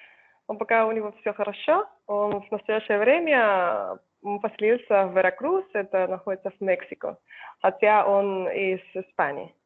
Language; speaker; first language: Russian; non-native, fluent; Spanish